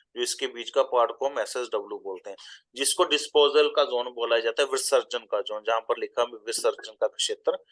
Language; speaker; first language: Hindi; non-native, local second language; Punjabi